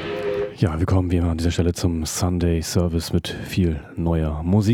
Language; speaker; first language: German; native; German